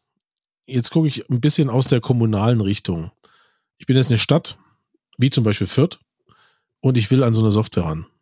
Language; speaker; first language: German; native; German